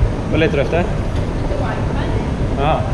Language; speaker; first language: Swedish; native; Swedish